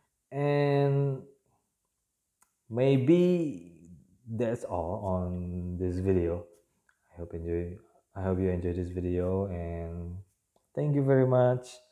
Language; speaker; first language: English; non-native, learner; Indonesian